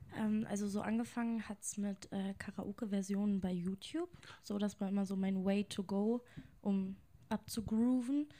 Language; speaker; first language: German; native; German